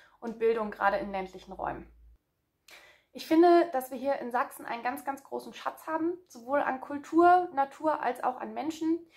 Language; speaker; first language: German; native; German